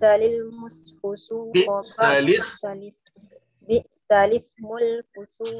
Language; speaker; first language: Arabic; non-native, learner; Indonesian